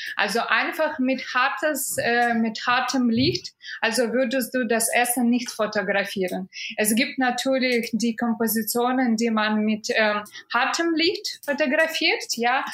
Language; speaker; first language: German; non-native, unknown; Russian